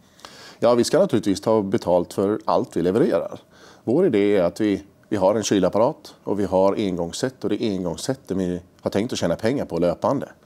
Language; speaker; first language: Swedish; native; Swedish